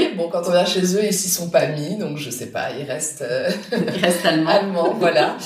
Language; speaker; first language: French; native; French